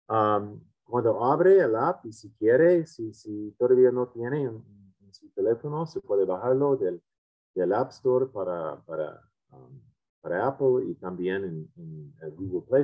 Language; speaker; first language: Spanish; non-native, fluent; English